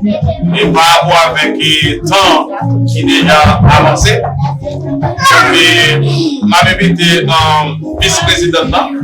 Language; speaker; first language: French; non-native, learner; Haitian Creole